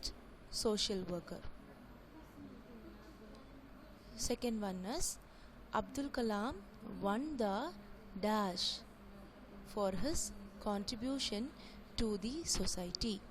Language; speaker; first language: English; non-native, local second language; Tamil